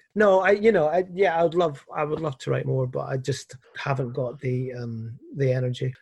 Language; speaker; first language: English; native; English